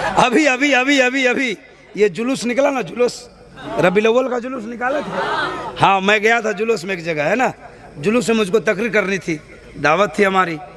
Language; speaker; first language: Hindi; native; Hindi